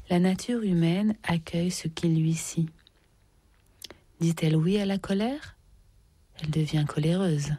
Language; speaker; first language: French; native; French